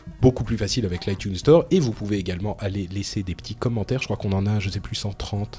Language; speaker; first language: French; native; French